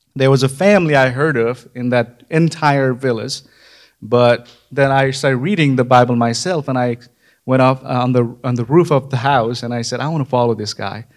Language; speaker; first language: English; non-native, local second language; Nepali